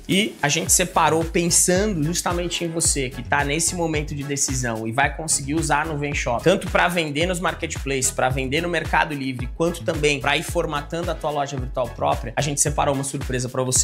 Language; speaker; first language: Portuguese; native; Portuguese